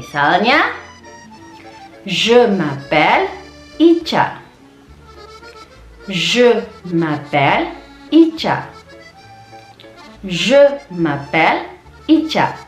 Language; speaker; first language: French; non-native, fluent; Indonesian